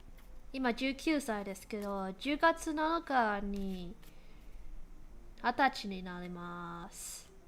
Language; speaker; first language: Japanese; non-native, learner; English